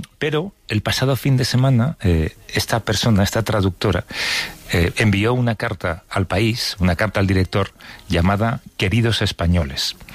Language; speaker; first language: Spanish; native; Spanish